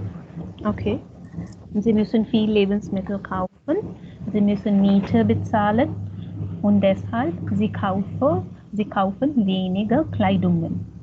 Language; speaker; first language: German; non-native, learner; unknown